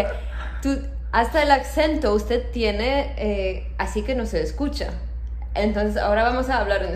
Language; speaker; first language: Spanish; non-native, fluent; Polish